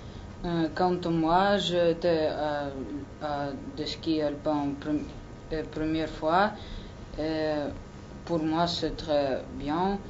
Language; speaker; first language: French; non-native, learner; Russian